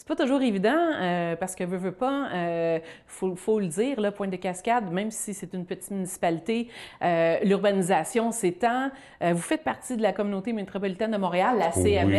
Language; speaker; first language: French; native; French